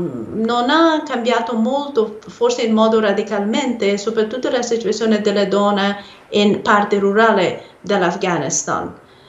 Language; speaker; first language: Italian; non-native, fluent; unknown